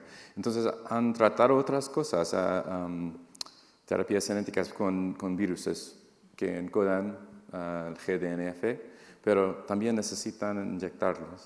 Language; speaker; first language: Spanish; non-native, fluent; English